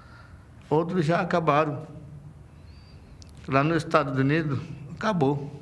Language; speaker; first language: Portuguese; non-native, local second language; Yanomámi